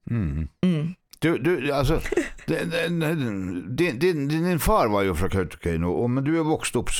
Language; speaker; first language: Norwegian; native; Norwegian